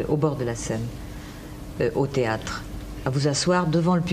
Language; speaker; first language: French; native; French